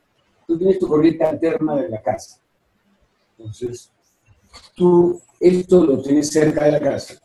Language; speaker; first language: Spanish; native; Spanish